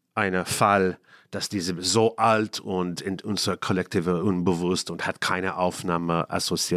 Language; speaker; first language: German; non-native, learner; English